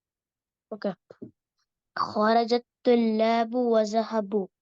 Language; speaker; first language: Arabic; non-native, learner; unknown